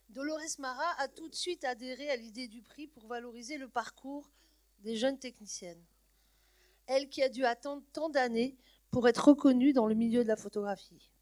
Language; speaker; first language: French; native; French